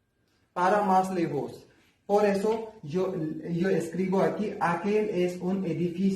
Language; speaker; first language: Spanish; non-native, learner; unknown